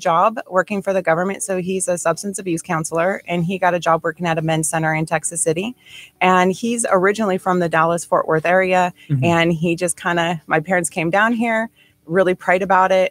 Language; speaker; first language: English; native; English